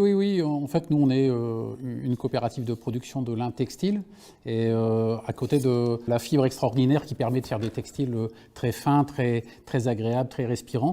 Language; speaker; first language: French; native; French